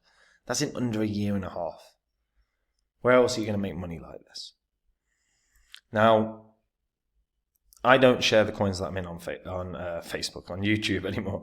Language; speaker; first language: English; native; English